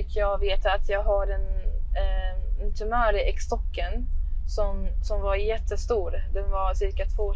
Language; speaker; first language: Swedish; early bilingual, other home language; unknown